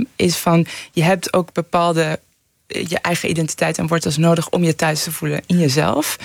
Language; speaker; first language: Dutch; early bilingual, other home language; Persian